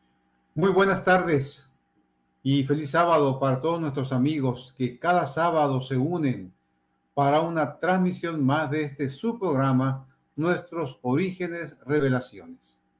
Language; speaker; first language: Spanish; native; Spanish